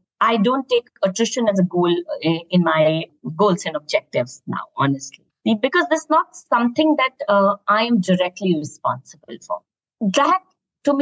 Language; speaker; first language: English; non-native, local second language; Hindi